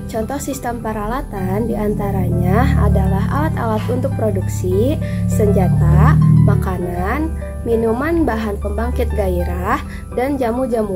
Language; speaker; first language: Indonesian; native; Indonesian